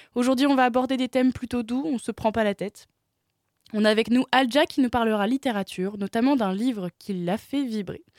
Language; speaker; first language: French; native; French